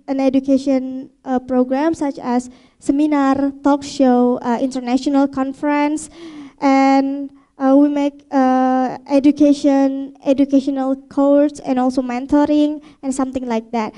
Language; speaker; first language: English; non-native, fluent; Indonesian